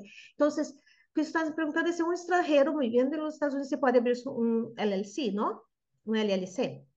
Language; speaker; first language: Spanish; non-native, fluent; Portuguese